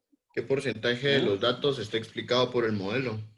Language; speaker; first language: Spanish; native; Spanish